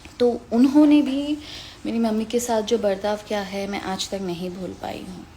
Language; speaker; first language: Hindi; non-native, local second language; Assamese